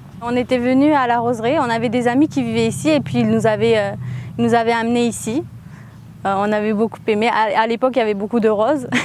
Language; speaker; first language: French; early bilingual, other home language; Armenian